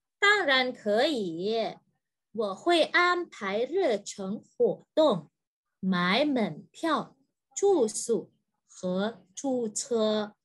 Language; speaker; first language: Chinese; non-native, fluent; Indonesian